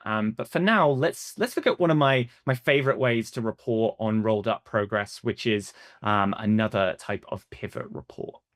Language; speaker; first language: English; native; English